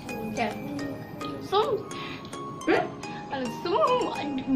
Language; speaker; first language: Malay; native; Malay